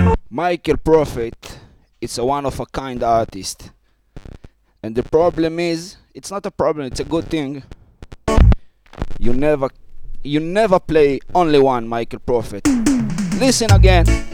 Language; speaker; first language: English; non-native, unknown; Hebrew